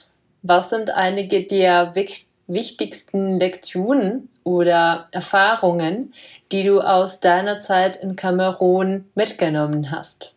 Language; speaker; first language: German; non-native, fluent; Czech